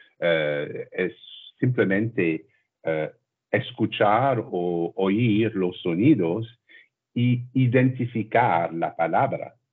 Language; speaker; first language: Spanish; non-native, learner; French